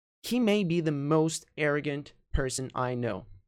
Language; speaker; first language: English; non-native, fluent; Portuguese